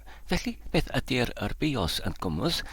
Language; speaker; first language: Welsh; non-native, learner; Polish